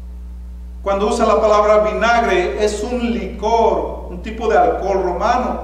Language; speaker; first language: Spanish; native; Spanish